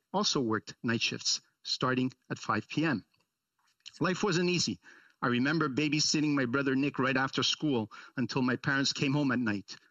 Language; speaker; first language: English; early bilingual, other home language; Italian